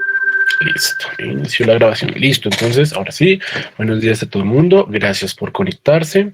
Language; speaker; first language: Spanish; native; Spanish